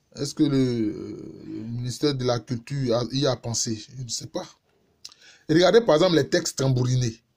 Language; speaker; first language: French; non-native, local second language; Baoulé